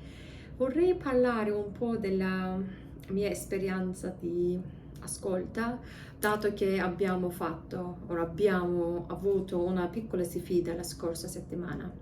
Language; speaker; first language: Italian; non-native, learner; English